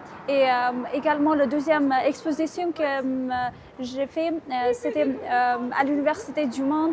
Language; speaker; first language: French; non-native, fluent; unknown